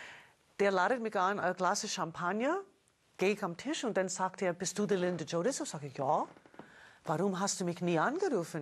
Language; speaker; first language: German; non-native, fluent; English